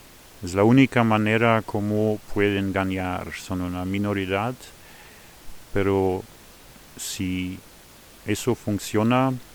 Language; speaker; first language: Spanish; non-native, fluent; Luxembourgish